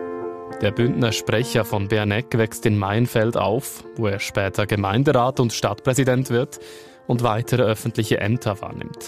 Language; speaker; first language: German; native; German